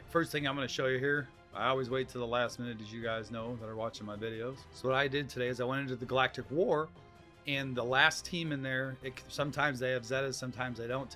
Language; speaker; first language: English; native; English